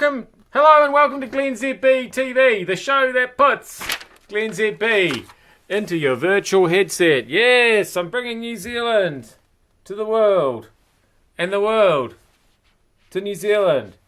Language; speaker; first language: English; native; English